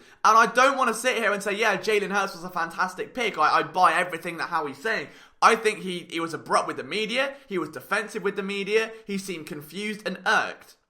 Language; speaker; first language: English; native; English